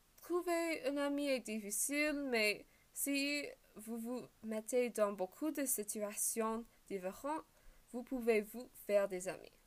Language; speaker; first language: French; non-native, learner; English